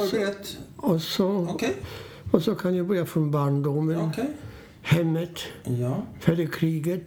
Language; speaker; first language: Swedish; non-native, fluent; Polish